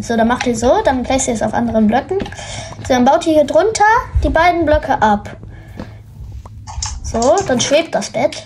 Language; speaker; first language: German; native; German